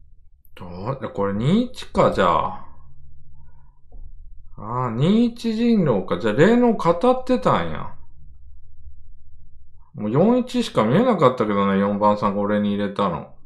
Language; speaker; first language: Japanese; native; Japanese